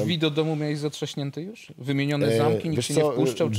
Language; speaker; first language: Polish; native; Polish